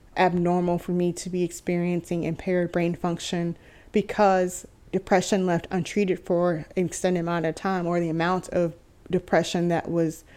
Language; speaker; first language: English; native; English